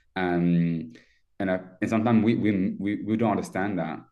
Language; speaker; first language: English; non-native, fluent; French